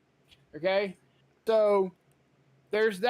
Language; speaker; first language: English; native; English